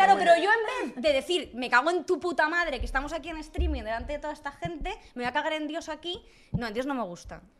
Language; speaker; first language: Spanish; native; Spanish